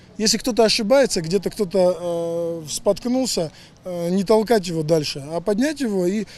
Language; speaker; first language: Russian; non-native, local second language; Georgian